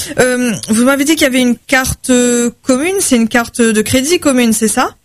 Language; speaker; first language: French; native; French